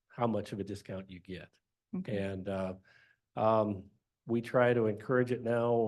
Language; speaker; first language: English; native; English